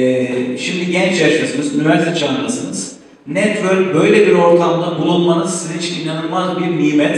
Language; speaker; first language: Turkish; native; Turkish